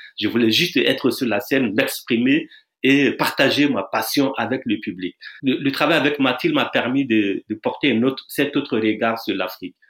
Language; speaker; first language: French; non-native, local second language; Dyula